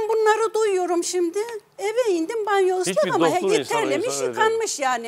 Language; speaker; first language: Turkish; native; Turkish